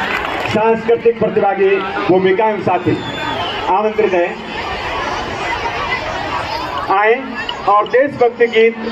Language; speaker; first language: Hindi; native; Hindi